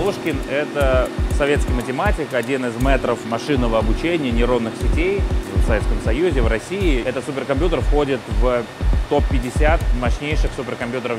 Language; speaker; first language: Russian; native; Russian